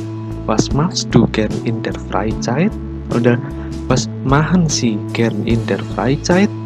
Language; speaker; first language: German; non-native, learner; Indonesian